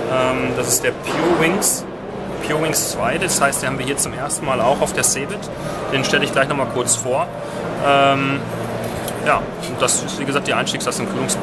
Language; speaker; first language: German; native; German